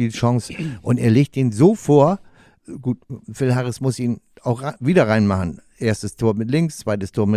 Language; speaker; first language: German; native; German